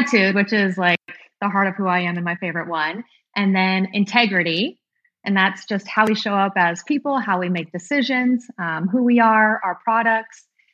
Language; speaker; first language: English; native; English